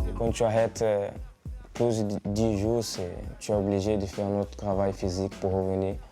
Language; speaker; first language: French; non-native, fluent; Portuguese